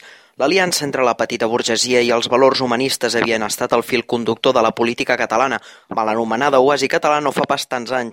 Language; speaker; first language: Catalan; native; Catalan